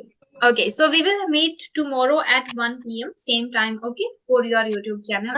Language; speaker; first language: English; non-native, local second language; Hindi